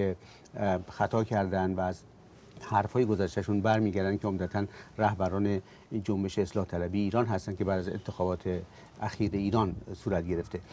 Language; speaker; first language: Persian; native; Persian